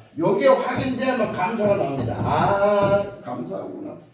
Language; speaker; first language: Korean; native; Korean